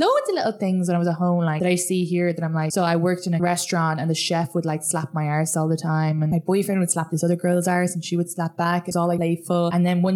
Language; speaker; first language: English; native; English